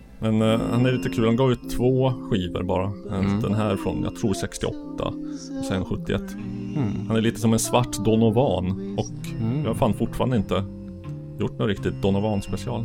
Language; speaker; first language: Swedish; native; Swedish